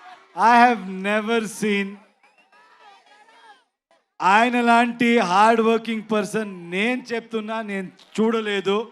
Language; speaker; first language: Telugu; non-native, learner; Kannada